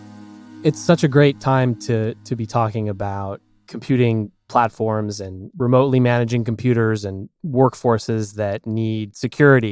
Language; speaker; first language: English; native; English